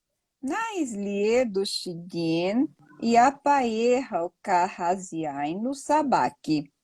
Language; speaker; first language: Russian; non-native, learner; Portuguese